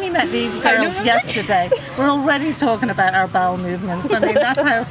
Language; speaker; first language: English; native; English